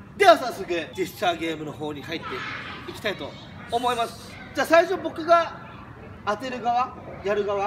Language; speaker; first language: Japanese; native; Japanese